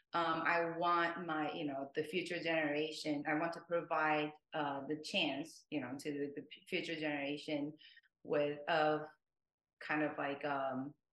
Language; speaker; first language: English; non-native, fluent; Japanese